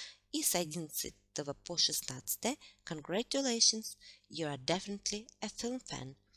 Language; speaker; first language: English; non-native, fluent; Russian